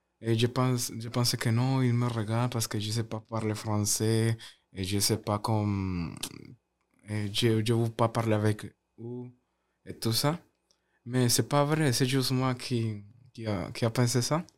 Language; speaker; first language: French; non-native, learner; Spanish